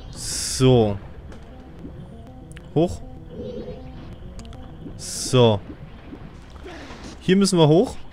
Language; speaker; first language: German; native; German